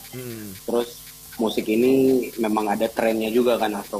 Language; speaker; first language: Indonesian; native; Indonesian